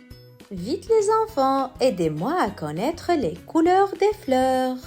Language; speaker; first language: French; non-native, local second language; Arabic